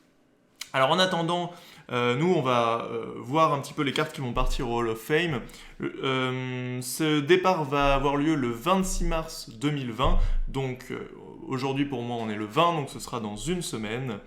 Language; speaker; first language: French; native; French